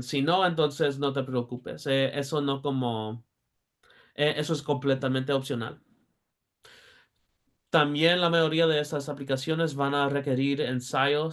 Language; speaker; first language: Spanish; early bilingual, heritage; Spanish